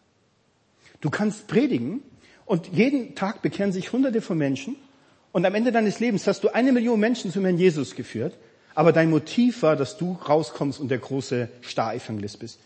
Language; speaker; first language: German; native; German